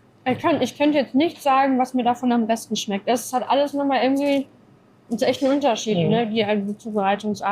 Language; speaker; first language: German; native; German